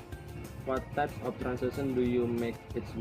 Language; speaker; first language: English; non-native, learner; Indonesian